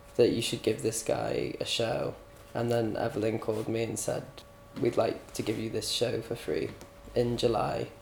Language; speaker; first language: English; native; English